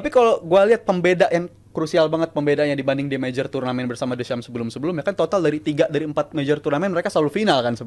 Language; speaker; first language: Indonesian; native; Indonesian